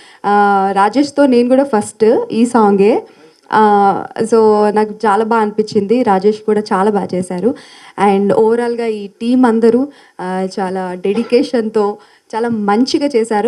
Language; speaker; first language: Telugu; non-native, learner; Tamil